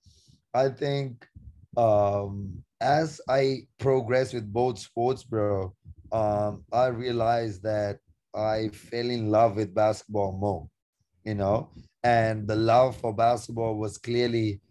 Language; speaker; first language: English; non-native, local second language; Sinhala